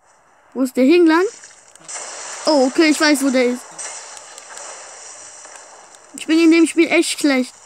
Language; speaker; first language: German; native; German